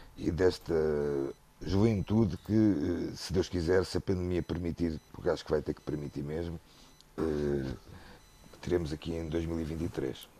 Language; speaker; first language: Portuguese; native; Portuguese